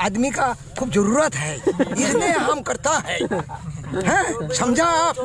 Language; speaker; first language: Hindi; non-native, local second language; Bangla